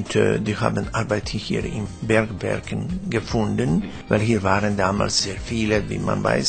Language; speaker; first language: German; non-native, fluent; Croatian